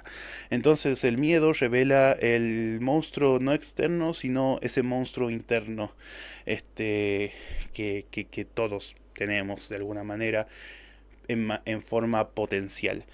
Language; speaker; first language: Spanish; native; Spanish